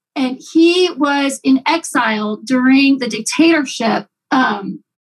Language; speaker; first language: English; native; English